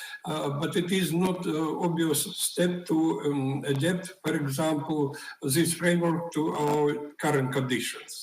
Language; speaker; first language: English; non-native, fluent; Ukrainian